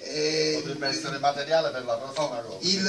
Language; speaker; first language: Italian; native; Italian